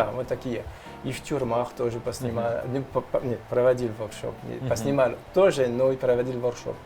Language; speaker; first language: Russian; non-native, learner; French